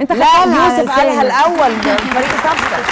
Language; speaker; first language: Arabic; native; Arabic